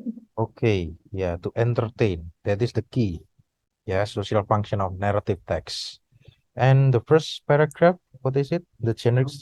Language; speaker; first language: English; non-native, fluent; Indonesian